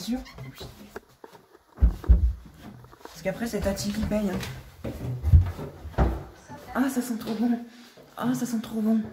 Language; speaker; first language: French; native; French